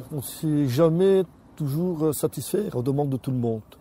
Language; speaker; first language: French; native; French